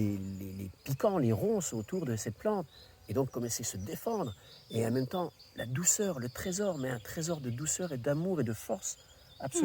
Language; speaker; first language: French; native; French